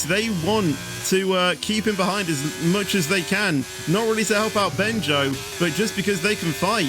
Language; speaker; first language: English; native; English